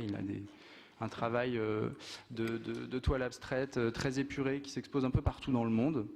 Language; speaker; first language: French; native; French